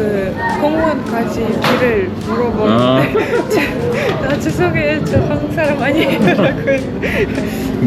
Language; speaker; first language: Korean; non-native, fluent; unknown